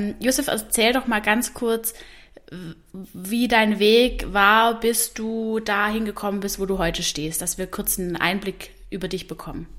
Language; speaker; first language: German; native; German